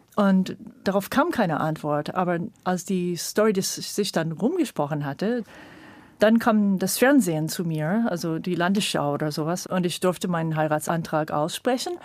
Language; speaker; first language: German; non-native, fluent; English